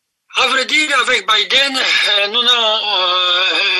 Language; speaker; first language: French; non-native, fluent; Polish